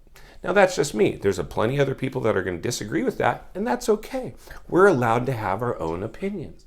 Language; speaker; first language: English; native; English